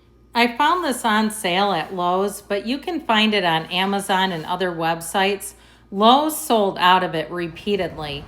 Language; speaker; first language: English; native; English